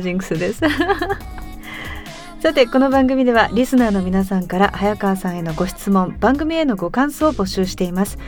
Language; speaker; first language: Japanese; early bilingual, heritage; Japanese